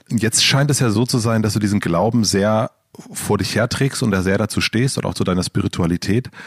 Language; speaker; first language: German; native; German